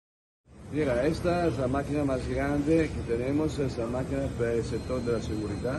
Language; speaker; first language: Spanish; non-native, learner; Italian